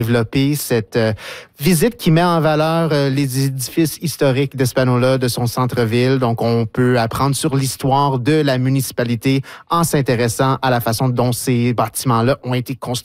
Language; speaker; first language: French; native; French